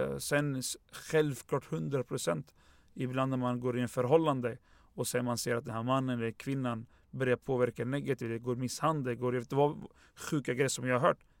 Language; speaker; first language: Swedish; early bilingual, other home language; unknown